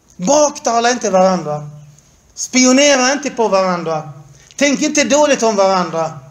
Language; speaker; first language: Swedish; non-native, fluent; Arabic